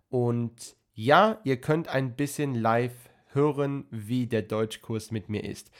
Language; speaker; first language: German; native; German